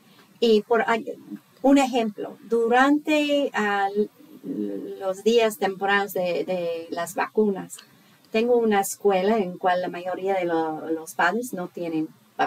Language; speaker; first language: Spanish; non-native, fluent; English